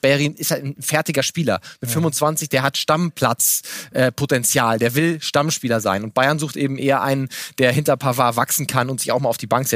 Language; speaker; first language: German; native; German